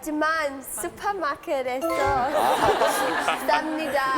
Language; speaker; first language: Korean; non-native, learner; Polish